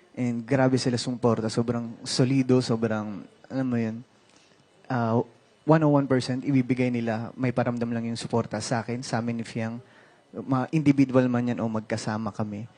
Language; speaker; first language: Filipino; native; Filipino